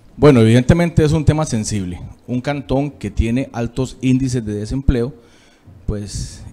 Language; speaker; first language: Spanish; native; Spanish